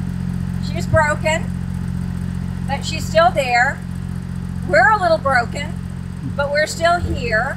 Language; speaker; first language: English; native; English